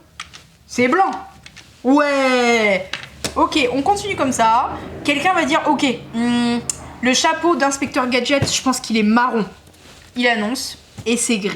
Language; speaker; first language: French; native; French